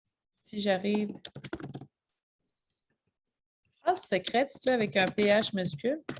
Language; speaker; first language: French; native; French